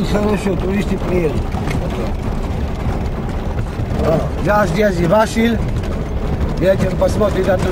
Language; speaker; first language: Russian; non-native, learner; Georgian